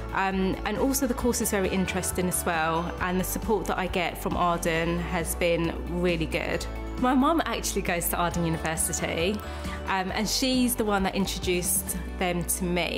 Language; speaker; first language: English; native; English